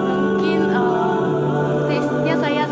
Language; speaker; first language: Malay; non-native, fluent; Korean